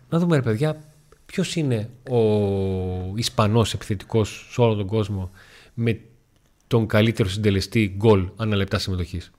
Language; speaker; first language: Greek; native; Greek